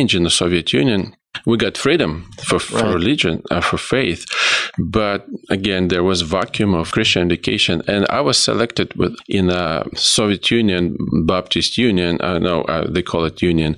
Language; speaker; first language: English; non-native, fluent; Ukrainian